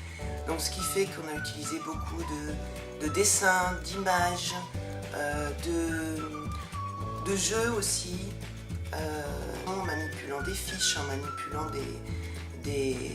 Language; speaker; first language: French; native; French